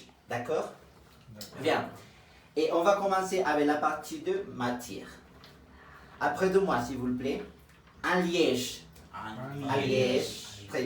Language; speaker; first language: French; non-native, fluent; Spanish